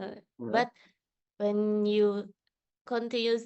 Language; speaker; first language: English; non-native, learner; Indonesian